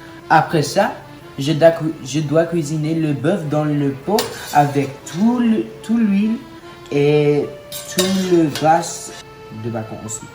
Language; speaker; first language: French; non-native, learner; English